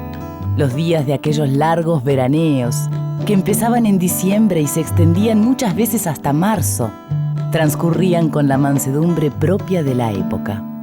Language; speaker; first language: Spanish; native; Spanish